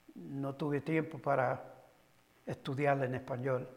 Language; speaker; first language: Spanish; non-native, learner; English